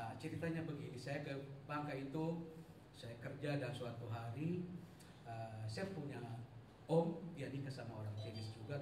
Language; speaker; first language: Indonesian; non-native, local second language; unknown